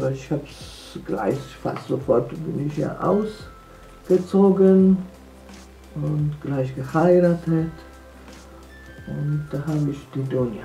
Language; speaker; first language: German; non-native, fluent; Polish